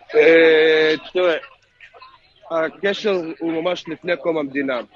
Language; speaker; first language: Hebrew; non-native, local second language; Arabic